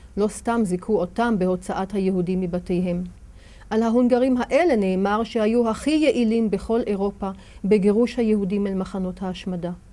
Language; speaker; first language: Hebrew; native; Hebrew